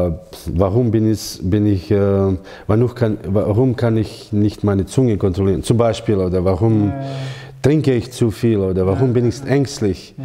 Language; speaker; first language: German; non-native, learner; Croatian